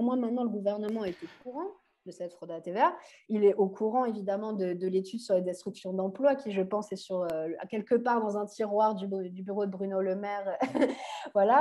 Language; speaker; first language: French; native; French